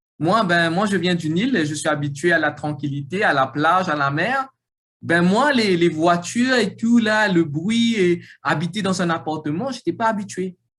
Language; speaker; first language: French; non-native, local second language; Morisyen